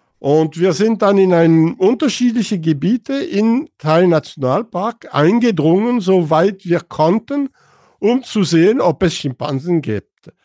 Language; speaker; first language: German; non-native, fluent; French